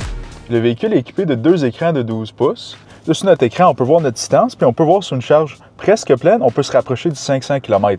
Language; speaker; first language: French; native; French